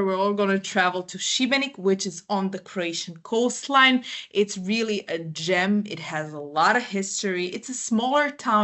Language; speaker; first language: English; non-native, fluent; Croatian